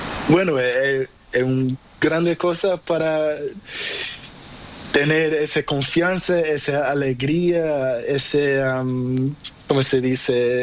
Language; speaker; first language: Spanish; non-native, local second language; Portuguese